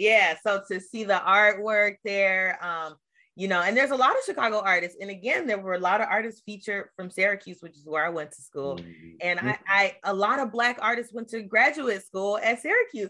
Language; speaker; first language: English; native; English